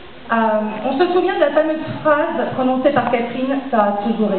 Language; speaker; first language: French; native; French